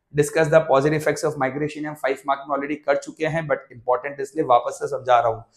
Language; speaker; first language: Hindi; non-native, local second language; Gujarati